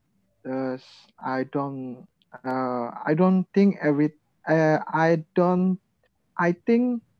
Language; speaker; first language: English; non-native, learner; Indonesian